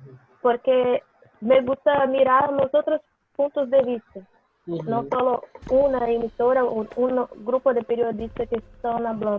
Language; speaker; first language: Spanish; non-native, learner; Portuguese